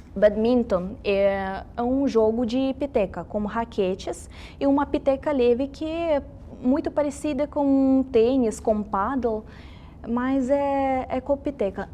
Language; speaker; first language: Portuguese; non-native, fluent; Russian